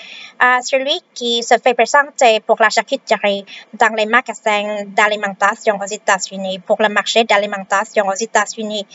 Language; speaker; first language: French; non-native, fluent; Vietnamese